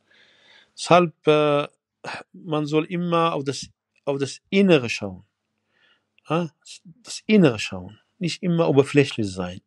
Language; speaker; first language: German; non-native, fluent; Arabic